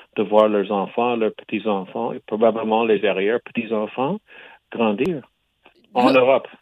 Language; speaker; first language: French; native; French